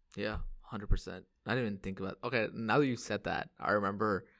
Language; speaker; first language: English; early bilingual, other home language; Hindi